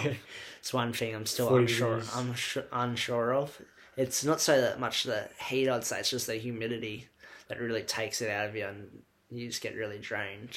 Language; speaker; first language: English; native; English